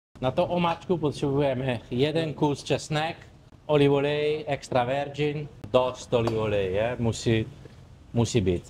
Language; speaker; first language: Czech; non-native, learner; Italian